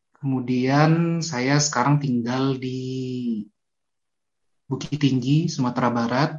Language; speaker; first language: Indonesian; non-native, local second language; Minangkabau